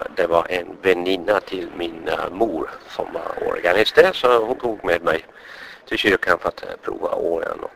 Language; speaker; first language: Swedish; non-native, fluent; English